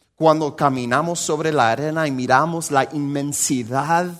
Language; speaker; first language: Spanish; non-native, fluent; English